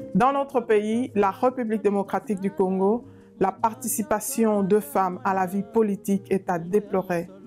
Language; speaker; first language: French; non-native, local second language; Lingala